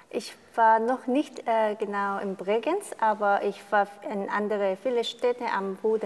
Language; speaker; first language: German; non-native, fluent; Korean